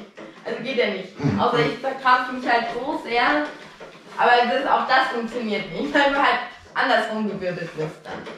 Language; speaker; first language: German; native; German